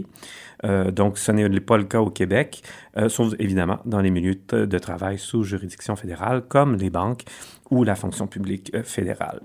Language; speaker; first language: French; native; French